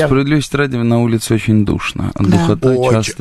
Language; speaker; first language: Russian; native; Russian